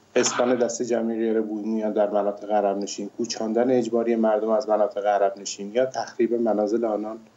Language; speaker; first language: Persian; native; Persian